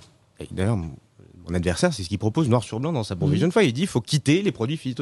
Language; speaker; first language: French; native; French